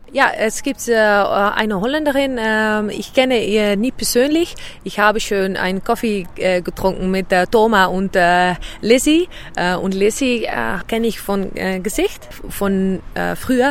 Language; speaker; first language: German; non-native, learner; Dutch